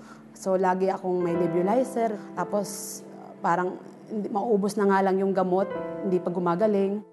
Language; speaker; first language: Filipino; native; Filipino